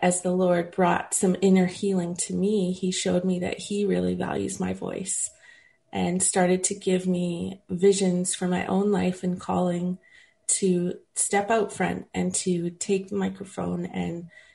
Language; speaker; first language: English; native; English